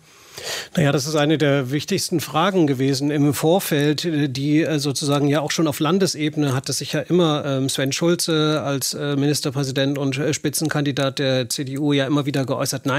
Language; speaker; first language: German; native; German